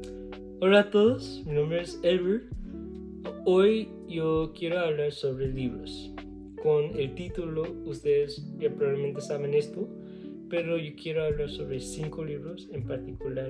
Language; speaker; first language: Spanish; non-native, learner; English